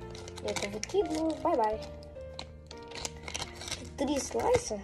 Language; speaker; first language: Russian; early bilingual, heritage; Russian